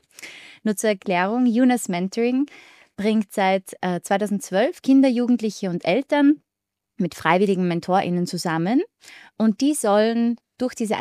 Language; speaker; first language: German; native; German